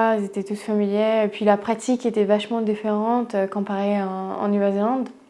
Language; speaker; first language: French; non-native, fluent; English